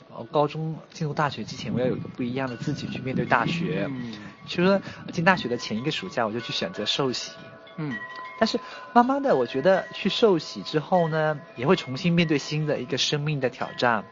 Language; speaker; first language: Chinese; native; Chinese